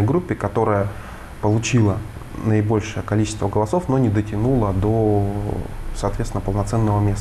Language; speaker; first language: Russian; native; Russian